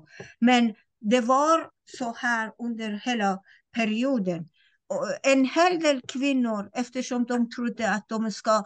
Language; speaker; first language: Swedish; non-native, fluent; Persian